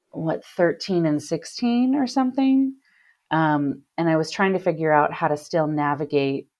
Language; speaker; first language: English; native; English